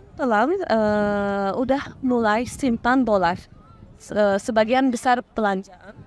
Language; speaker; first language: Indonesian; non-native, fluent; Turkish